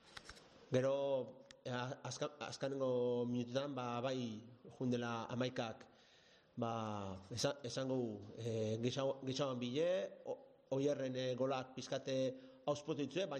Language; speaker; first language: Basque; native; Basque